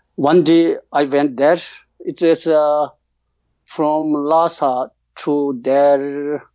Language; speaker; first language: English; non-native, learner; Tibetan